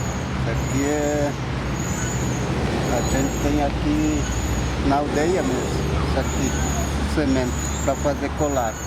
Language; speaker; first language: Portuguese; non-native, local second language; Guarani